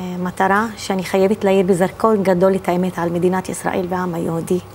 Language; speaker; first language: Hebrew; non-native, local second language; Arabic